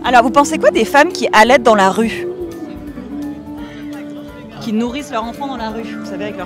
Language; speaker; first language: French; native; French